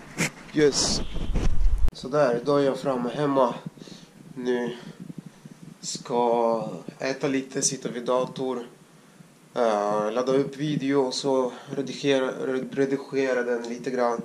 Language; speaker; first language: Swedish; non-native, fluent; Russian